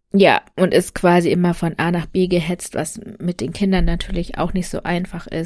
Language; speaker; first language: German; native; German